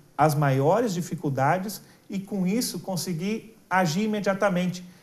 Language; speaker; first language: Portuguese; native; Portuguese